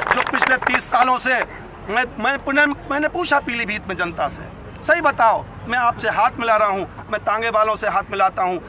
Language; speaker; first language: Hindi; native; Hindi